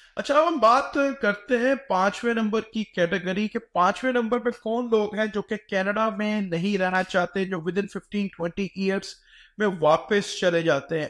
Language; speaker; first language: Urdu; native; Urdu